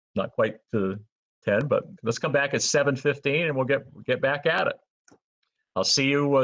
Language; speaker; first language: English; native; English